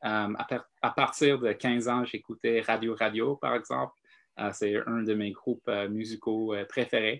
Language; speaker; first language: French; non-native, fluent; English